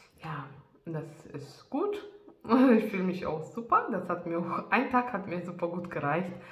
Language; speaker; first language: German; non-native, fluent; Russian